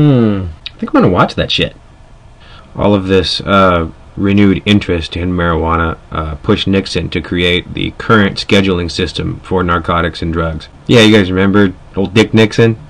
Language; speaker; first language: English; native; English